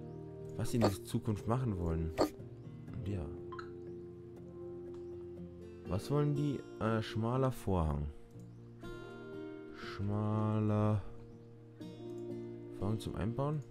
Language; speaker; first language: German; native; German